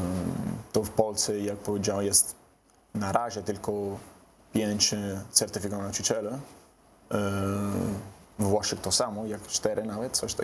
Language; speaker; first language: Polish; non-native, learner; Italian